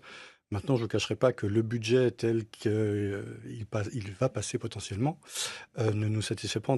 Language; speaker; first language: French; native; French